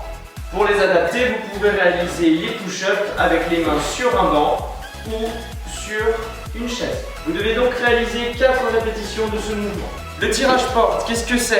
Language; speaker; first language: French; native; French